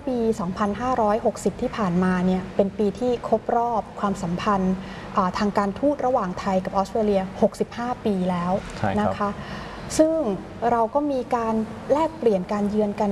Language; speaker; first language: Thai; native; Thai